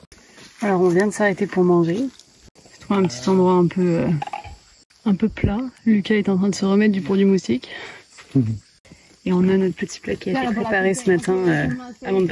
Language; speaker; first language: French; native; French